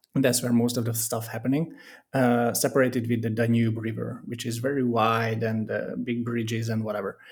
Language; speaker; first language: English; non-native, fluent; Hungarian